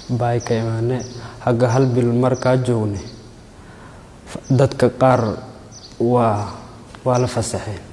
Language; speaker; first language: Somali; non-native, local second language; Oromo